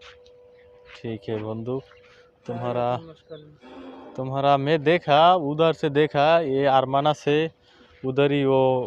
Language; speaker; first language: Hindi; non-native, learner; Bangla